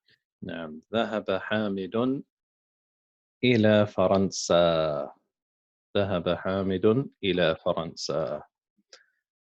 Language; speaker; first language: Arabic; non-native, fluent; English